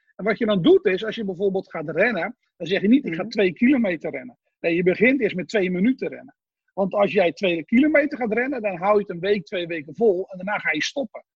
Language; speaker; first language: Dutch; native; Dutch